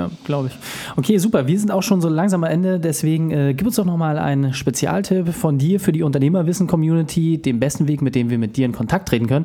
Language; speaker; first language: German; native; German